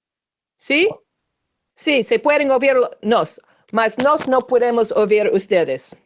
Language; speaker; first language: Spanish; non-native, learner; English